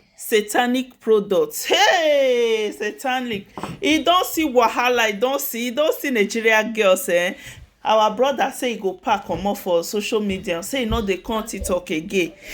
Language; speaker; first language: Nigerian Pidgin; native; Nigerian Pidgin